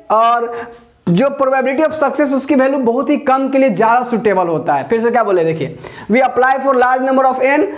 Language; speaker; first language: Hindi; native; Hindi